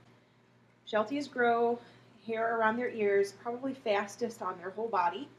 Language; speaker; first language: English; native; English